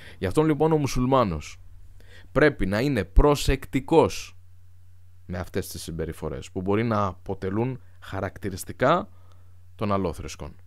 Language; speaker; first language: Greek; non-native, fluent; Arabic